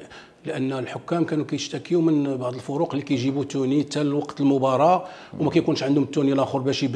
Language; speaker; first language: Arabic; native; Arabic